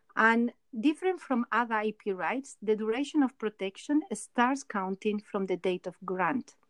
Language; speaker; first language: English; non-native, fluent; Spanish